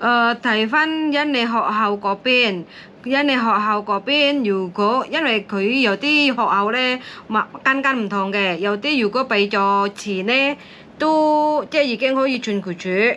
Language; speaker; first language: Cantonese; non-native, fluent; Indonesian